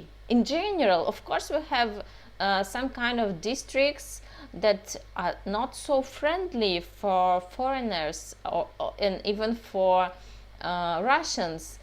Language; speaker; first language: English; non-native, fluent; Russian